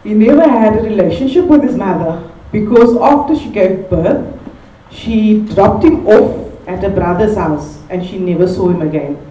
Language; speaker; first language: English; native; English